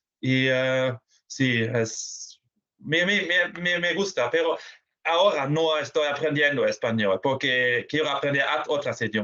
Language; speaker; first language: Spanish; non-native, fluent; German